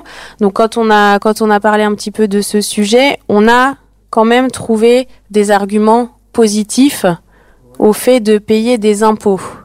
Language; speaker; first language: French; native; French